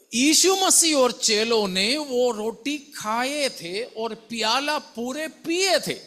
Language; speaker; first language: Hindi; non-native, local second language; Malayalam